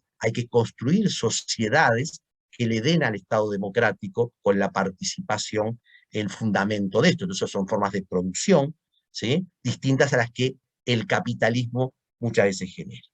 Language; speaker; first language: Spanish; native; Spanish